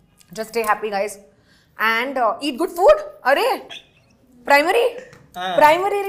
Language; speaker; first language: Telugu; non-native, learner; Hindi